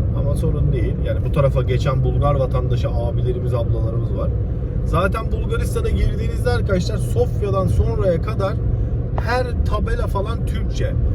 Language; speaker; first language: Turkish; early bilingual, heritage; Turkish